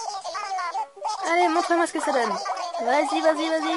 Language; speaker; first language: French; native; French